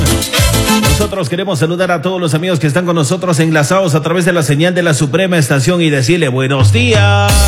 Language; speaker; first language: Spanish; native; Spanish